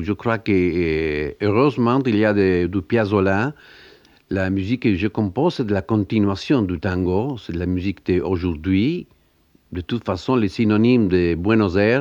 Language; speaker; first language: French; non-native, learner; Spanish